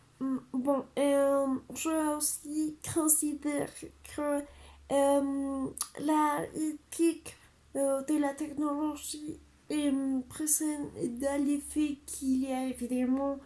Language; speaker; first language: French; non-native, learner; Spanish